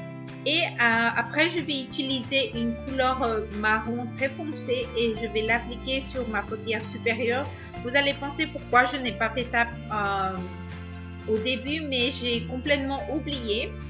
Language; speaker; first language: French; non-native, fluent; Spanish